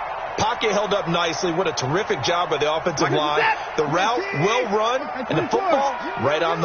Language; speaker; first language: English; native; English